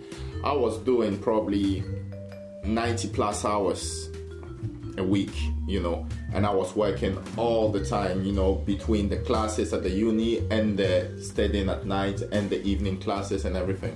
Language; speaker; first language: English; non-native, fluent; French